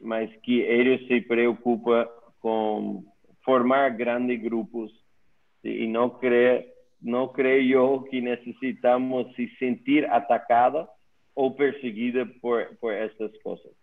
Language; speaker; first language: Spanish; non-native, learner; Dutch